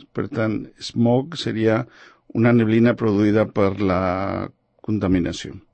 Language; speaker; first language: Catalan; non-native, local second language; Spanish